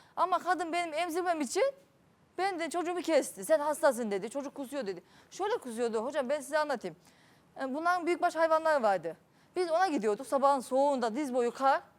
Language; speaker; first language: Turkish; native; Turkish